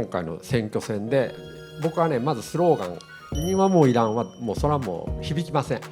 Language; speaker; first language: Japanese; native; Japanese